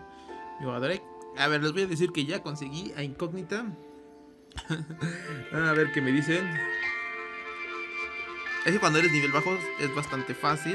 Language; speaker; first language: Spanish; native; Spanish